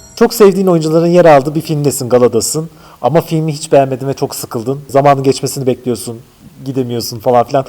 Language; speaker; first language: Turkish; native; Turkish